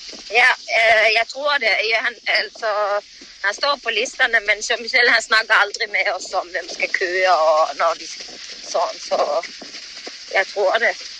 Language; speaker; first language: Danish; non-native, fluent; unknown